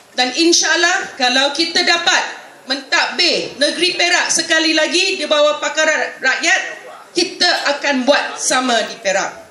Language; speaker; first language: Malay; non-native, local second language; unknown